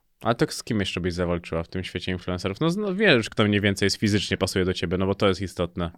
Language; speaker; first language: Polish; native; Polish